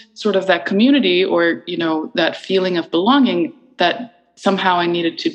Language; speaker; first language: English; early bilingual, other home language; Icelandic